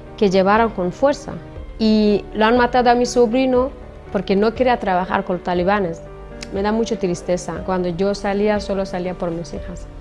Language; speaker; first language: Spanish; non-native, learner; Persian